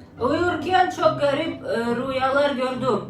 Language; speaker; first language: Turkish; non-native, learner; Russian